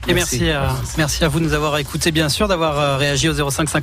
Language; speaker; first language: French; native; French